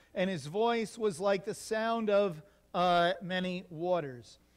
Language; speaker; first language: English; native; English